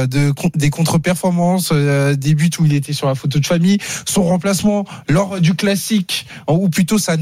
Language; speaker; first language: French; native; French